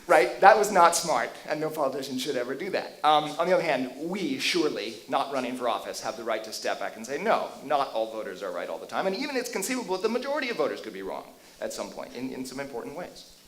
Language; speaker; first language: English; native; English